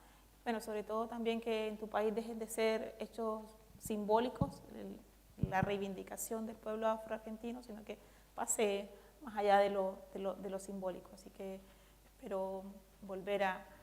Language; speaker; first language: Spanish; native; Spanish